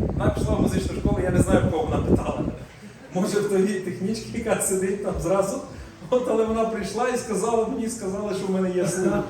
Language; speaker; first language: Ukrainian; non-native, local second language; Russian